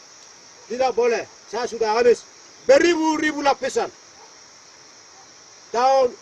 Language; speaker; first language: Indonesian; non-native, local second language; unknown